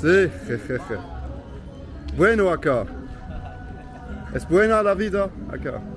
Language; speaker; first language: Spanish; non-native, learner; English